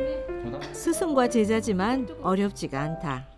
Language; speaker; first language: Korean; native; Korean